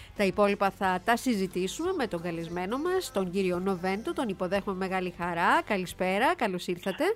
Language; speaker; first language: Greek; native; Greek